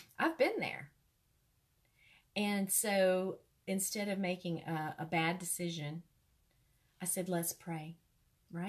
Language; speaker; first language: English; native; English